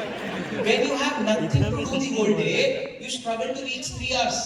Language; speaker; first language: English; non-native, local second language; Hindi